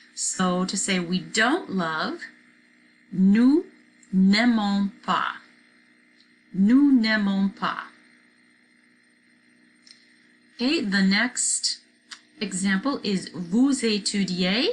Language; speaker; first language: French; non-native, fluent; English